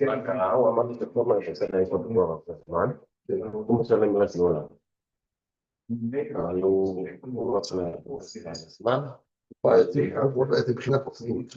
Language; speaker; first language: Hebrew; non-native, fluent; English